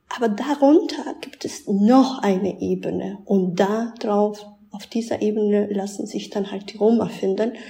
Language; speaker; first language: German; early bilingual, other home language; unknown